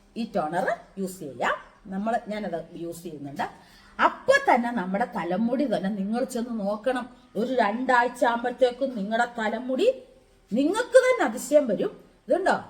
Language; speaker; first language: Malayalam; native; Malayalam